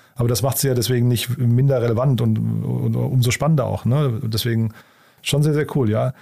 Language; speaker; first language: German; native; German